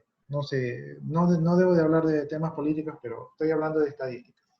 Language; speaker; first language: Spanish; native; Spanish